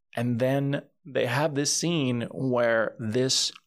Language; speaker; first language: English; early bilingual, other home language; Spanish